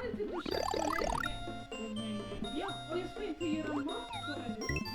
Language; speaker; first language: Swedish; non-native, fluent; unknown